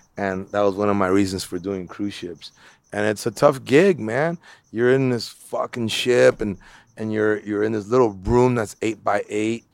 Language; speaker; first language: English; native; English